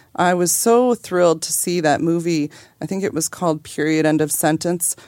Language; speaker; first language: English; native; English